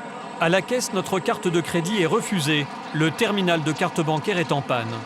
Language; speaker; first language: French; native; French